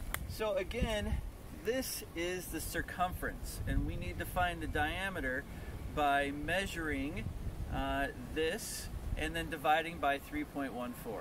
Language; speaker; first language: English; native; English